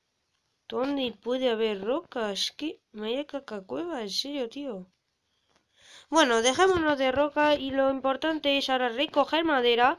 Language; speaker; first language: Spanish; native; Spanish